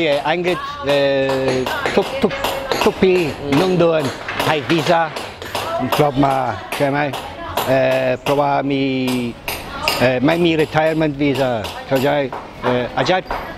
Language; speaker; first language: Thai; non-native, learner; English